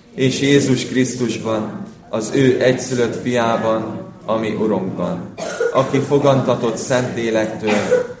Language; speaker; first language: Hungarian; native; Hungarian